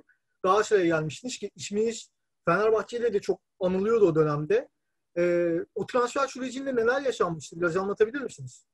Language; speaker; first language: Turkish; native; Turkish